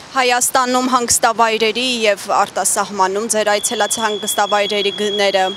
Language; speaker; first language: Armenian; native; Armenian